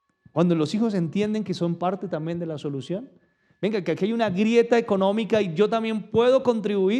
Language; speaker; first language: Spanish; native; Spanish